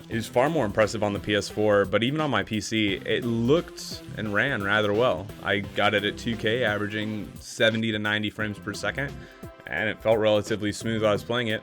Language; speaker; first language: English; native; English